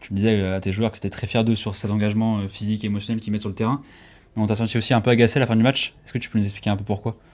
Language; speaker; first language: French; native; French